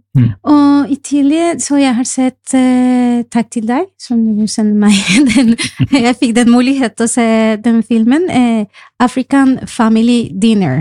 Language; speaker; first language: Norwegian; non-native, learner; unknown